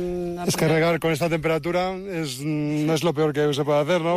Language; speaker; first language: Spanish; native; Spanish